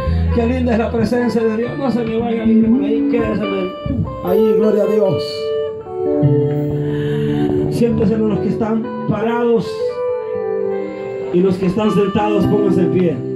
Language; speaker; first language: Spanish; native; Spanish